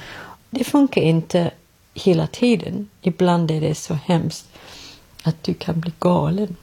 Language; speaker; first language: Swedish; non-native, learner; English